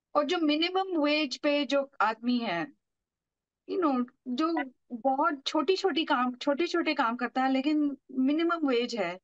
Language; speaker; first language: Hindi; non-native, local second language; Marathi